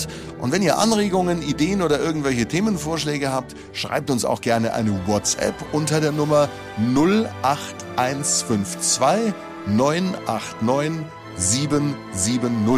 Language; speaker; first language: German; native; German